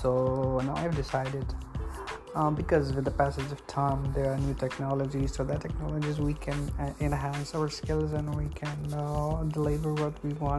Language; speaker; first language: English; non-native, local second language; Urdu